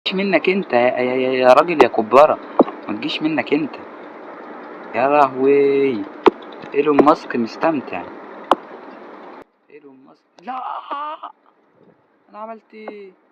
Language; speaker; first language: Arabic; native; Arabic